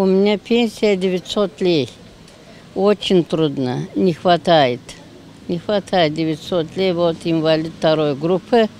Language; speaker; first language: Russian; non-native, local second language; Romanian